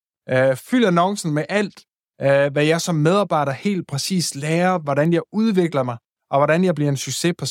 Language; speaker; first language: Danish; native; Danish